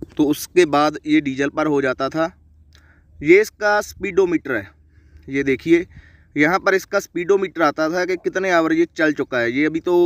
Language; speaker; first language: Hindi; non-native, local second language; Punjabi